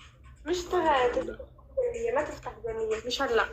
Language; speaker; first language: Arabic; non-native, learner; Amharic